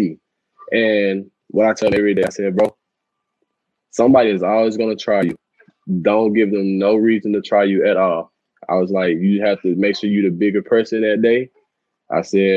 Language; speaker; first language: English; native; English